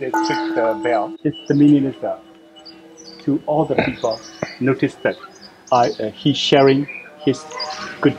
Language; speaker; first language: English; non-native, fluent; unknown